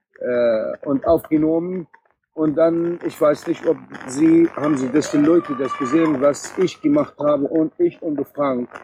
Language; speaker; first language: German; non-native, learner; Arabic